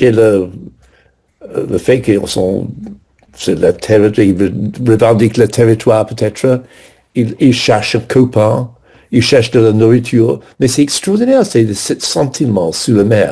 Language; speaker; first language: French; non-native, fluent; English